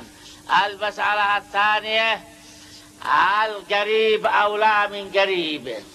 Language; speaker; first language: Arabic; native; Arabic